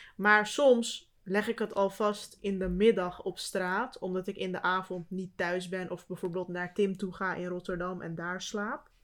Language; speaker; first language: Dutch; early bilingual, other home language; Turkish